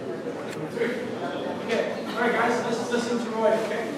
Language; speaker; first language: English; native; English